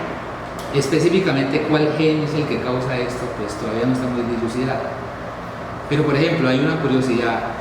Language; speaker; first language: Spanish; native; Spanish